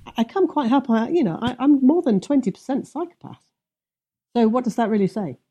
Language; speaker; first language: English; native; English